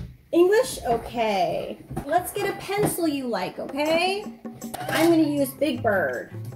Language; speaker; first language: English; early bilingual, other home language; Japanese